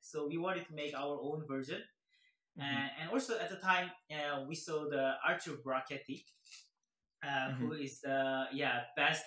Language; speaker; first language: English; non-native, learner; Korean